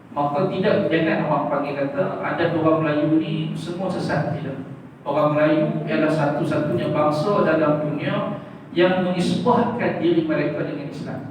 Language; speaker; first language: Malay; native; Malay